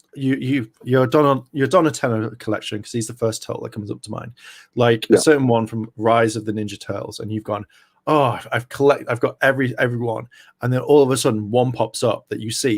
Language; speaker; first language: English; native; English